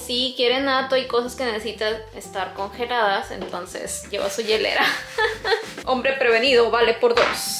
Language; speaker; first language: Spanish; native; Spanish